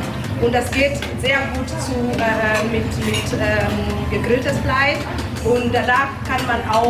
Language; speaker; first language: German; non-native, fluent; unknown